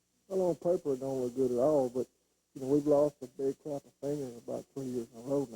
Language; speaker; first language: English; native; English